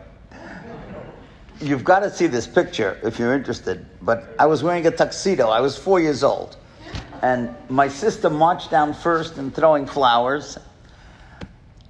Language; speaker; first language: English; native; English